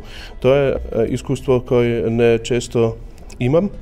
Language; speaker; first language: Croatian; non-native, learner; German